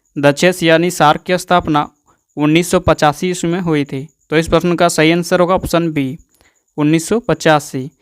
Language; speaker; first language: Hindi; native; Hindi